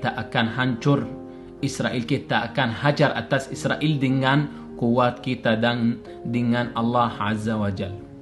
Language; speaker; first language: Indonesian; non-native, fluent; Arabic